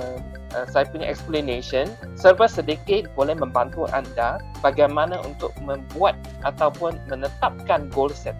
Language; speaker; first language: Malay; non-native, local second language; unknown